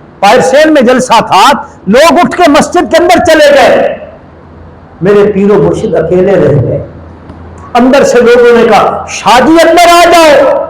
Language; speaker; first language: Urdu; non-native, local second language; Punjabi